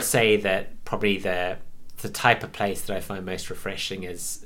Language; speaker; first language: English; native; English